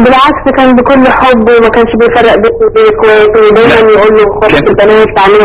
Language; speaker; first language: Arabic; native; Arabic